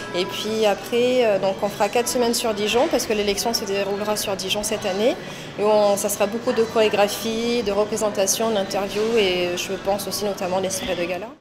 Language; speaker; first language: French; native; French